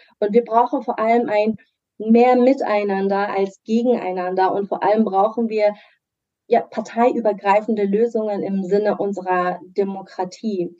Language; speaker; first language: German; early bilingual, other home language; Persian